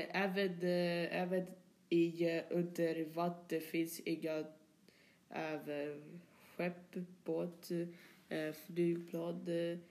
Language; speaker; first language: Swedish; non-native, learner; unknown